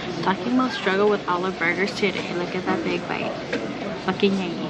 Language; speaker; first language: English; non-native, learner; Thai